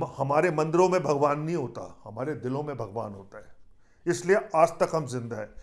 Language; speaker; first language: Hindi; native; Hindi